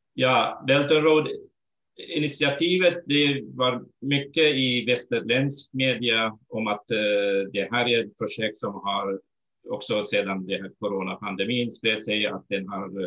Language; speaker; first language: Swedish; non-native, fluent; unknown